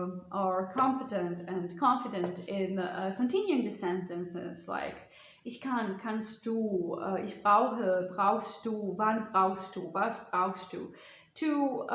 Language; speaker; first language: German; non-native, fluent; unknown